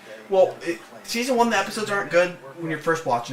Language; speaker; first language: English; native; English